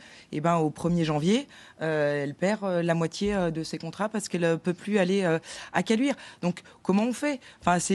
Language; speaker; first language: French; native; French